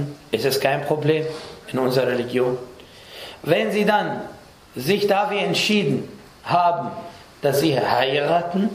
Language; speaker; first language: German; non-native, fluent; Arabic